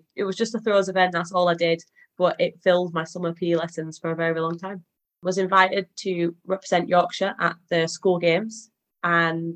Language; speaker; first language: English; native; English